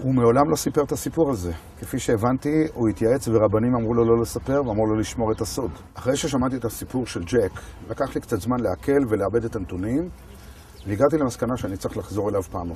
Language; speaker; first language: Hebrew; native; Hebrew